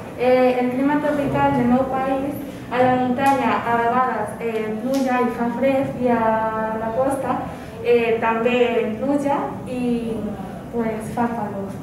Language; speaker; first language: Catalan; non-native, learner; Spanish